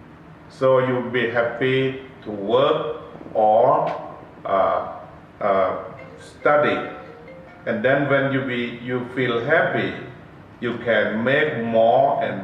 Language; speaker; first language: English; non-native, learner; Thai